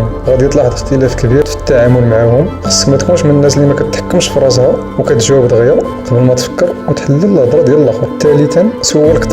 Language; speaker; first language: Arabic; native; Arabic